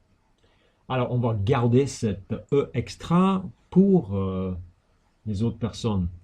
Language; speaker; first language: French; non-native, fluent; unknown